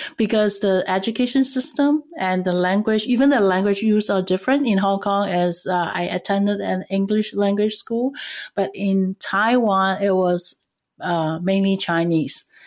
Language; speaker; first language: English; non-native, fluent; Cantonese